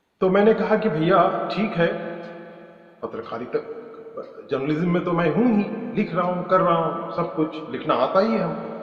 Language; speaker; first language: Hindi; non-native, local second language; Urdu